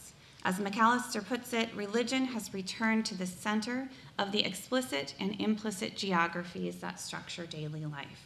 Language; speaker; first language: English; native; English